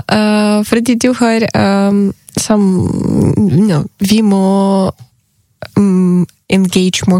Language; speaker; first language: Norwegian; non-native, learner; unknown